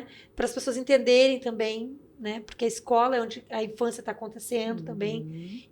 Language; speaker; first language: Portuguese; native; Portuguese